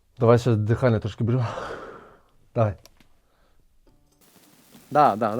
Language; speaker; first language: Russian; non-native, learner; Persian